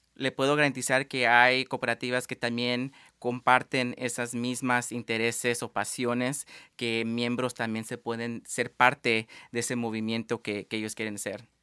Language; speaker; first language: Spanish; early bilingual, heritage; Spanish